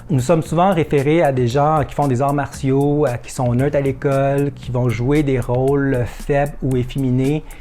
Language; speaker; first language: French; early bilingual, other home language; Vietnamese